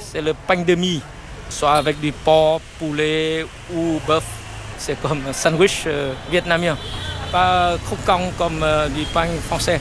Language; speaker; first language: French; non-native, fluent; Vietnamese